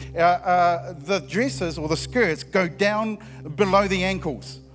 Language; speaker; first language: English; native; English